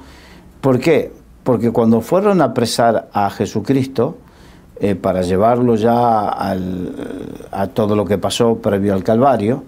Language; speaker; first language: Spanish; native; Spanish